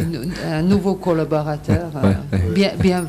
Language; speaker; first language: French; non-native, fluent; Serbian